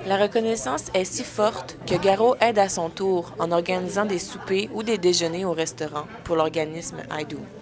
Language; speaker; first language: French; native; French